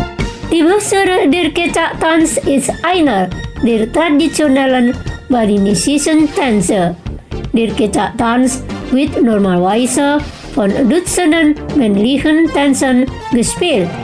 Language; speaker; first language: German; non-native, fluent; Indonesian